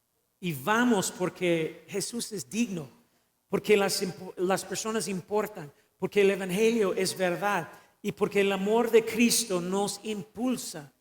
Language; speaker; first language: Spanish; non-native, fluent; English